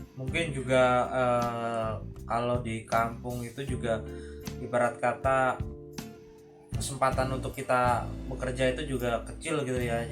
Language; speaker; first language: Indonesian; non-native, local second language; Javanese